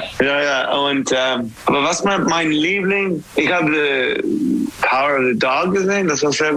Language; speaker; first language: German; non-native, learner; English